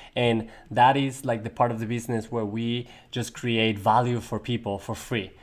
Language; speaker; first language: English; non-native, fluent; Spanish